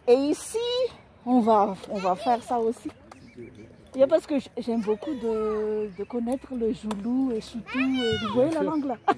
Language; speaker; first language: French; non-native, local second language; Malagasy